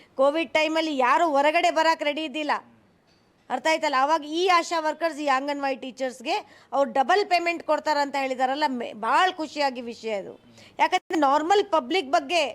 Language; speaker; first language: Kannada; non-native, local second language; Hindi